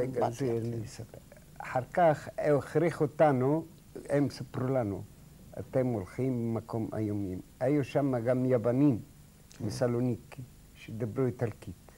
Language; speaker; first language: Hebrew; non-native, fluent; Arabic